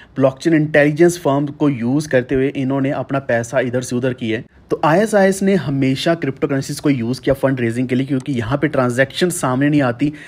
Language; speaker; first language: Hindi; native; Hindi